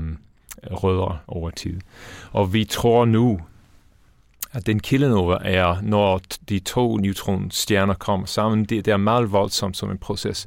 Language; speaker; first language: Danish; non-native, fluent; English